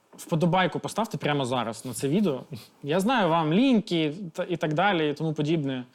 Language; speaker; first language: Ukrainian; non-native, local second language; Russian